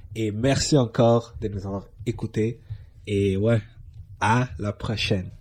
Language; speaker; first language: French; non-native, local second language; English